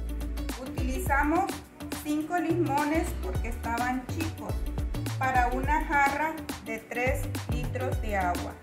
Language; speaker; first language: Spanish; native; Spanish